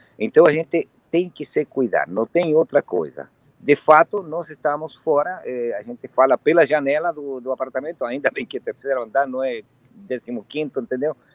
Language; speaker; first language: Portuguese; non-native, fluent; Spanish